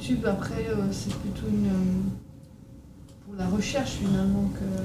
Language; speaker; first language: French; native; French